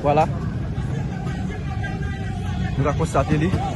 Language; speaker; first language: Haitian Creole; native; Haitian Creole